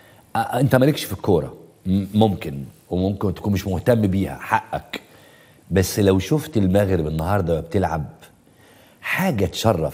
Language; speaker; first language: Arabic; native; Arabic